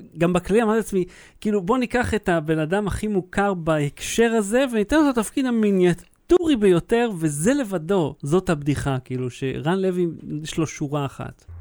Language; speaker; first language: Hebrew; early bilingual, other home language; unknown